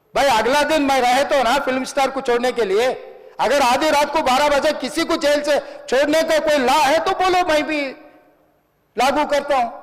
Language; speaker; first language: Hindi; non-native, local second language; Telugu